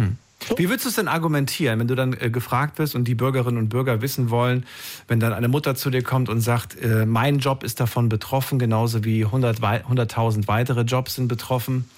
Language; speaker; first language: German; native; German